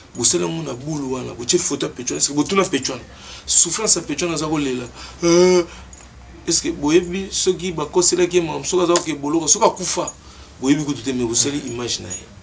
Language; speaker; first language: Lingala; native; Lingala